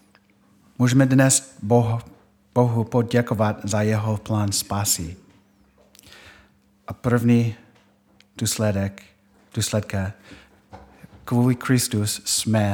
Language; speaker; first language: Czech; non-native, fluent; English